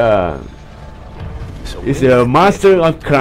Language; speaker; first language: English; non-native, learner; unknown